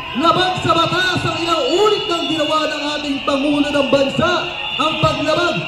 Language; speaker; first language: Filipino; native; Filipino